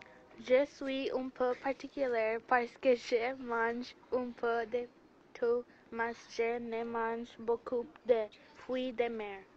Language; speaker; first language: French; non-native, learner; English